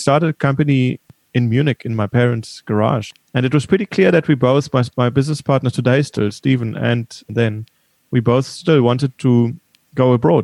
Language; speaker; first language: English; non-native, fluent; German